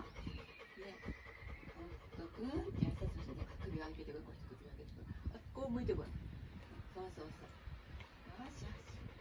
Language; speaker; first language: Japanese; native; Japanese